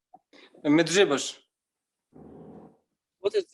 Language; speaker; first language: English; non-native, learner; Russian